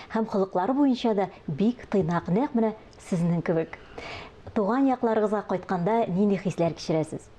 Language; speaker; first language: Tatar; native; Tatar